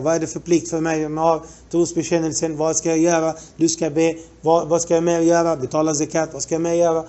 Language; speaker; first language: Swedish; non-native, fluent; Arabic